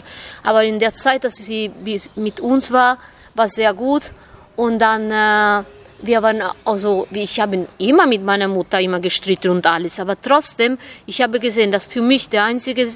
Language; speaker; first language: German; non-native, fluent; Italian